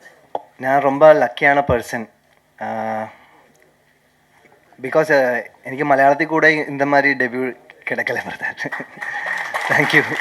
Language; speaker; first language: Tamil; non-native, learner; Malayalam